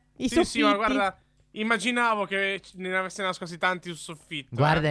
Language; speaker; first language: Italian; native; Italian